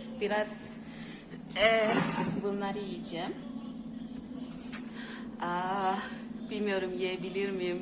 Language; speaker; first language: Turkish; non-native, fluent; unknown